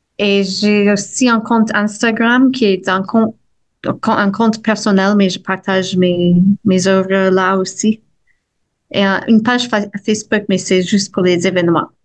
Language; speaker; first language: French; non-native, fluent; English